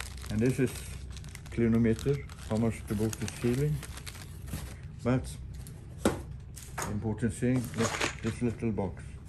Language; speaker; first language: English; non-native, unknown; Swedish